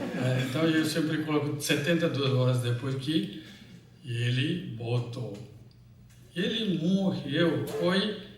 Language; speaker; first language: Portuguese; non-native, fluent; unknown